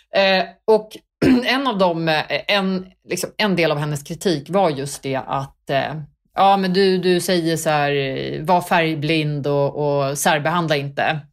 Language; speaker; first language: Swedish; early bilingual, other home language; Kurdish